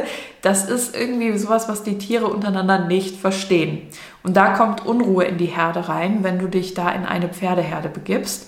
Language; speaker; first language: German; native; German